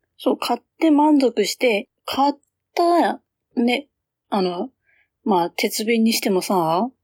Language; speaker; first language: Japanese; native; Japanese